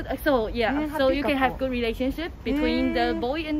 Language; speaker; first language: English; non-native, fluent; Chinese